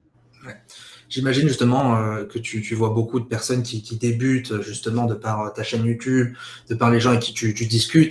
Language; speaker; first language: French; native; French